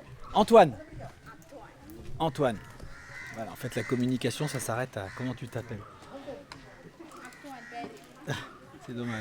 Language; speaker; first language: French; native; French